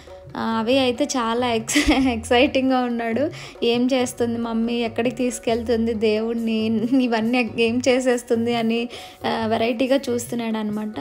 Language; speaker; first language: Telugu; native; Telugu